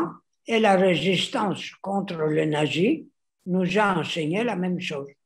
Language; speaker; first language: French; non-native, fluent; Greek